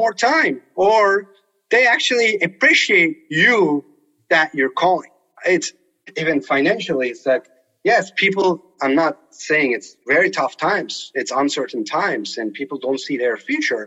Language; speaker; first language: English; non-native, fluent; Turkish